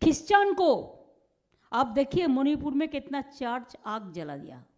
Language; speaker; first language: Hindi; non-native, local second language; Bangla